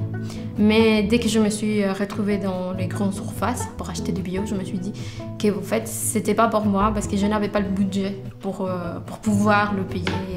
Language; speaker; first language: French; non-native, fluent; Spanish